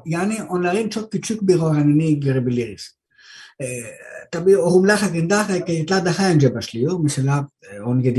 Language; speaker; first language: Turkish; non-native, learner; Greek